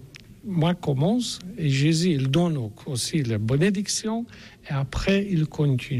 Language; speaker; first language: French; non-native, learner; Polish